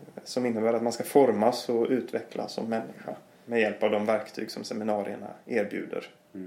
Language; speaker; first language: Swedish; native; Swedish